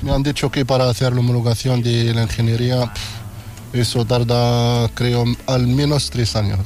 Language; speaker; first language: Spanish; non-native, learner; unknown